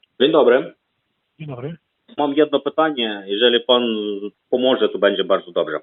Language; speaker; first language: Polish; non-native, learner; Ukrainian